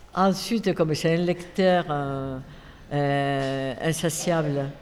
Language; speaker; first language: French; non-native, fluent; Spanish